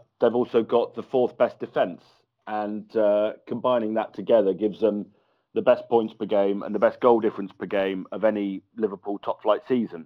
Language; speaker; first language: English; native; English